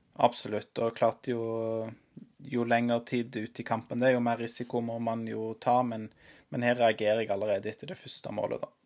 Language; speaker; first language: Norwegian; native; Norwegian